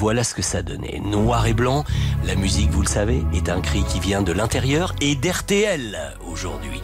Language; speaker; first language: French; native; French